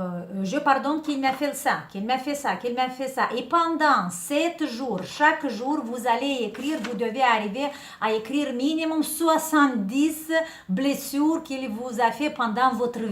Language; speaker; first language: French; non-native, fluent; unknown